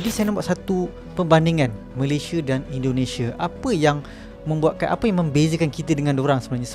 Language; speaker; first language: Malay; native; Malay